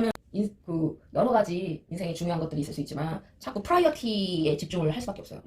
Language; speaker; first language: Korean; native; Korean